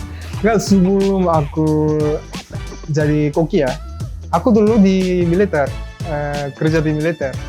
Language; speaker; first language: Indonesian; early bilingual, other home language; Korean